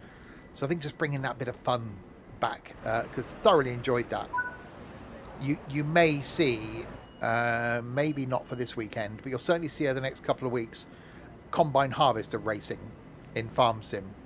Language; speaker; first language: English; native; English